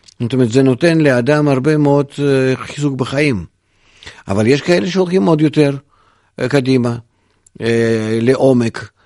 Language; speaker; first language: Hebrew; non-native, fluent; Russian